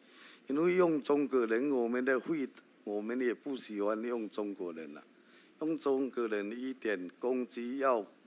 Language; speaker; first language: Chinese; early bilingual, heritage; Chinese